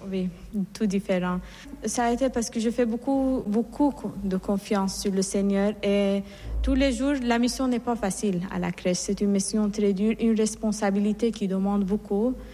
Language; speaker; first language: French; non-native, fluent; Persian